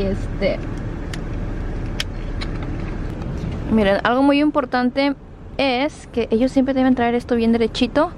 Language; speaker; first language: Spanish; native; Spanish